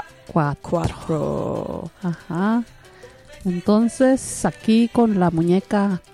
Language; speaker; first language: Spanish; native; Spanish